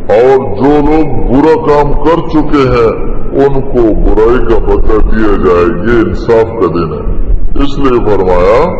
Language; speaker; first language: Urdu; non-native, local second language; Pashto